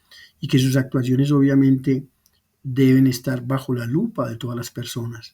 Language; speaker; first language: Spanish; native; Spanish